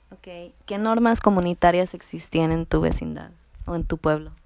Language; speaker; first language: Spanish; early bilingual, other home language; English